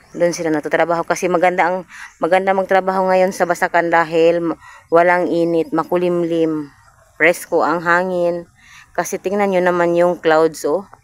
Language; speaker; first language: Filipino; non-native, local second language; Cebuano